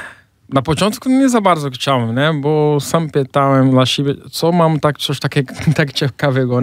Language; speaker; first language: Polish; non-native, fluent; Portuguese